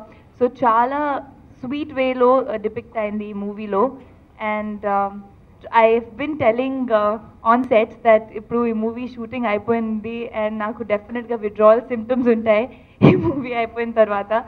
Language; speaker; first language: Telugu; non-native, learner; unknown